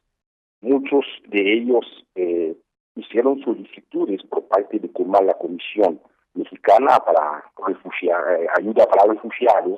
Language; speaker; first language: Spanish; non-native, fluent; Haitian Creole